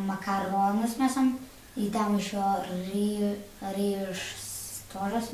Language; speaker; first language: Russian; early bilingual, heritage; Russian